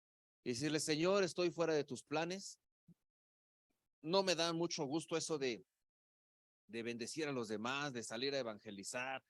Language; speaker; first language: Spanish; native; Spanish